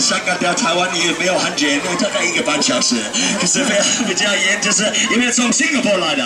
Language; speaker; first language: Chinese; non-native, fluent; English